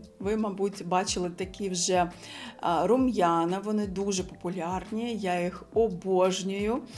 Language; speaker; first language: Ukrainian; non-native, local second language; Russian